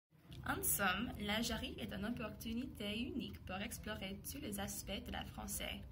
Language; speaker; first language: French; non-native, learner; English